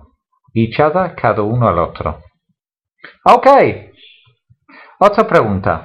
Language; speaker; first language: Spanish; non-native, fluent; English